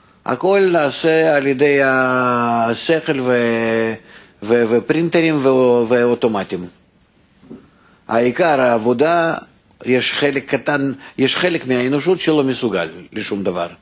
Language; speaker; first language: Hebrew; non-native, fluent; Russian